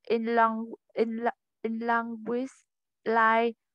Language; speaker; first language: English; non-native, learner; Vietnamese